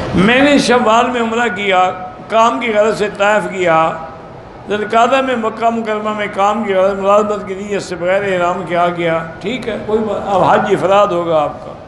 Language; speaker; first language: Urdu; early bilingual, heritage; Urdu